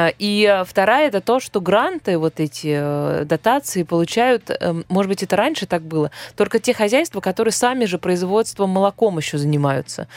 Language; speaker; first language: Russian; native; Russian